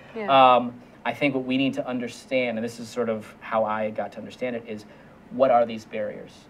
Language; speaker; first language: English; native; English